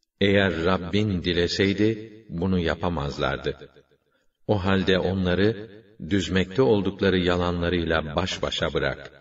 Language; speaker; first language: Turkish; native; Turkish